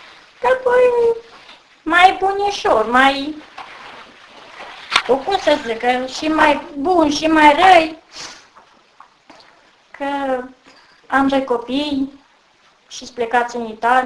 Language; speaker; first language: Romanian; native; Romanian